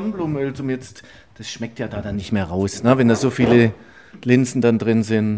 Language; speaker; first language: German; native; German